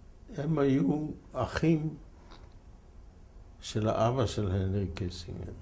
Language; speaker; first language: Hebrew; non-native, fluent; German